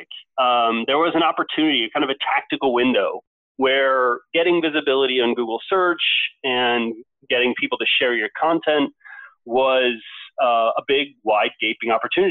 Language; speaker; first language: English; native; English